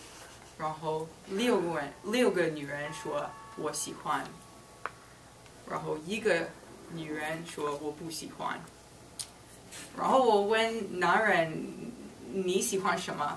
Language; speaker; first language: Chinese; non-native, fluent; English